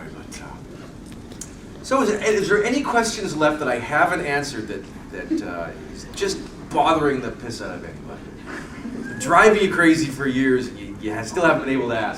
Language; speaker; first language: English; native; English